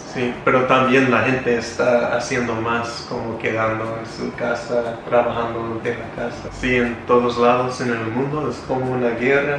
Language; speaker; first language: Spanish; non-native, learner; English